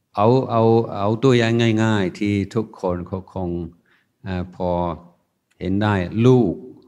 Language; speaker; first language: Thai; non-native, fluent; English